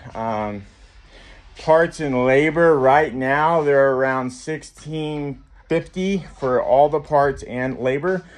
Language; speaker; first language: English; native; English